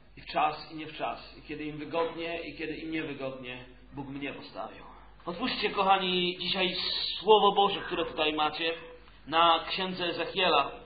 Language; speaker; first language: Polish; native; Polish